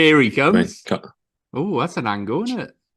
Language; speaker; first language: English; native; English